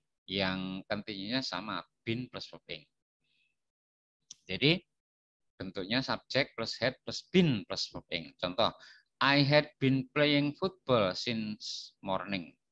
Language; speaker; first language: English; non-native, fluent; Javanese